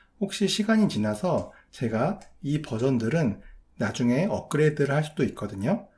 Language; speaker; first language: Korean; native; Korean